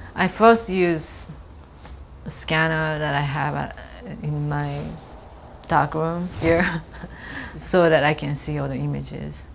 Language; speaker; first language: English; non-native, fluent; Japanese